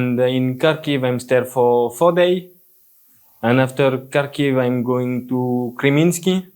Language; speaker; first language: English; non-native, learner; French